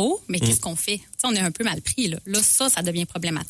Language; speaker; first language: French; native; French